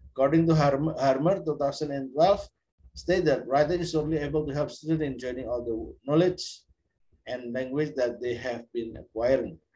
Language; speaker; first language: English; non-native, fluent; Indonesian